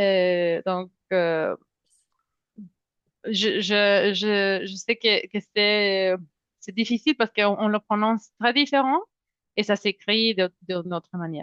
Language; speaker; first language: French; non-native, fluent; Spanish